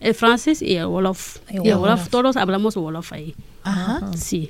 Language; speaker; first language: Spanish; non-native, learner; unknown